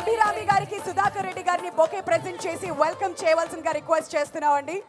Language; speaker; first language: Telugu; native; Telugu